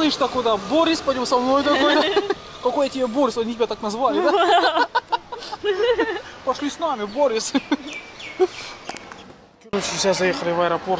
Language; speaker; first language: Russian; native; Russian